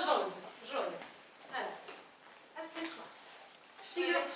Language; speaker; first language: French; native; French